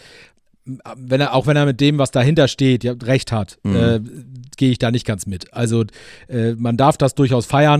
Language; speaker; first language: German; native; German